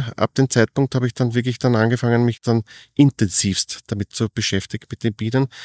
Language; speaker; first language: German; native; German